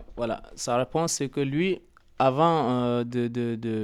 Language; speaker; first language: French; non-native, local second language; Arabic